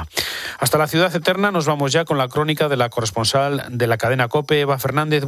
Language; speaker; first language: Spanish; native; Spanish